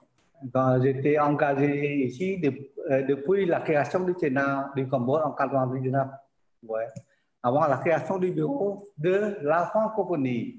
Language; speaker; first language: French; non-native, learner; Khmer